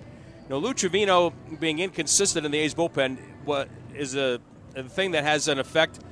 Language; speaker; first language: English; native; English